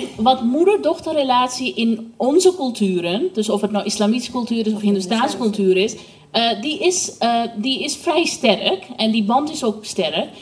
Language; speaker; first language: Dutch; non-native, fluent; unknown